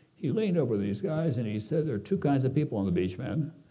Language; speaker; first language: English; native; English